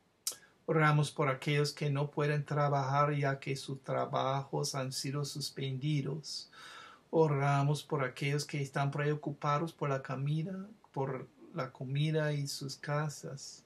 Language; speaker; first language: Spanish; non-native, fluent; English